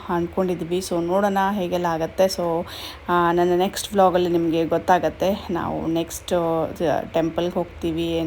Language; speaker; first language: Kannada; native; Kannada